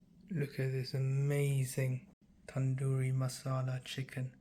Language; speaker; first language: English; early bilingual, other home language; Tamil